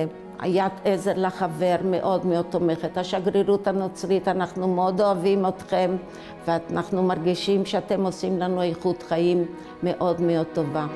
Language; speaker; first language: Hebrew; early bilingual, other home language; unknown